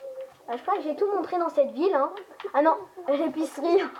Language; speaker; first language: French; native; French